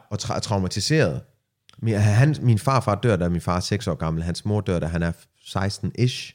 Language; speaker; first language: Danish; early bilingual, other home language; Arabic